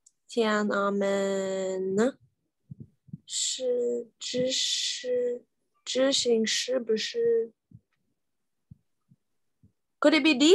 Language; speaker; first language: Chinese; non-native, learner; English